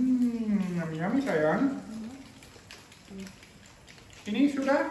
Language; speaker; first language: Indonesian; non-native, learner; Dutch